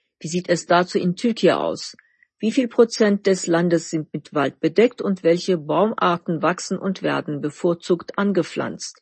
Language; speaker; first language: German; non-native, fluent; Turkish